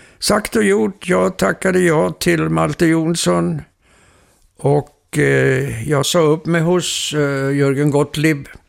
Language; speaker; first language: Swedish; native; Swedish